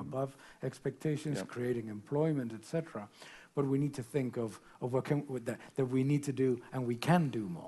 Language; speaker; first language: English; non-native, fluent; Spanish